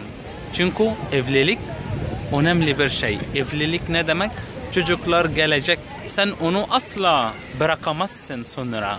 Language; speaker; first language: Turkish; non-native, learner; Arabic